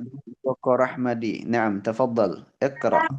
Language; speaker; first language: Arabic; non-native, fluent; Indonesian